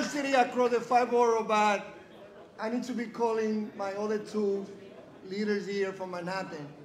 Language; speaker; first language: English; non-native, fluent; Spanish